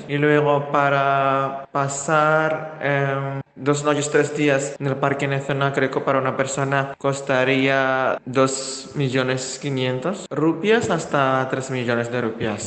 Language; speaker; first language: Spanish; non-native, fluent; Indonesian